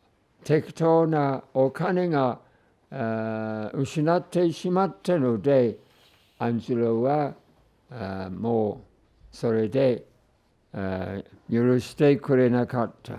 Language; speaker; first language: Japanese; non-native, fluent; English